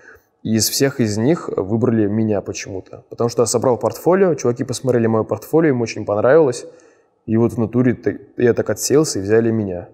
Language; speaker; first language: Russian; native; Russian